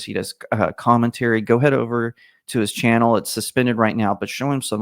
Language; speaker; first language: English; native; English